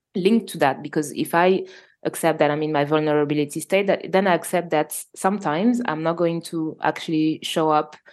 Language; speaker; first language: English; non-native, fluent; French